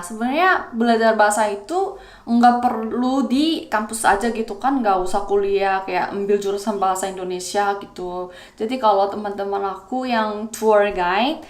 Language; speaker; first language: Indonesian; non-native, fluent; Korean